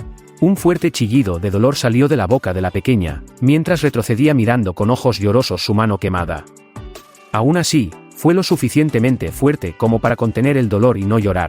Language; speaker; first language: Spanish; native; Spanish